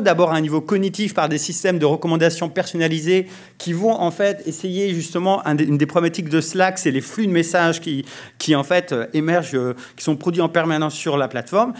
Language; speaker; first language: French; native; French